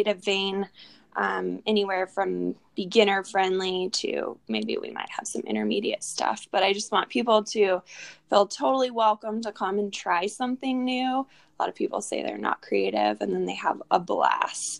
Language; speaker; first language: English; native; English